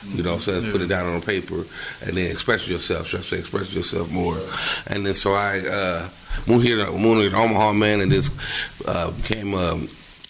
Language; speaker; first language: English; native; English